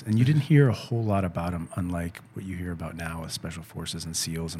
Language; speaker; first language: English; native; English